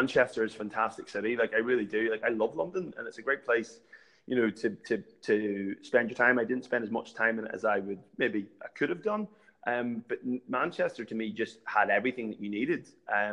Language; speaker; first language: English; native; English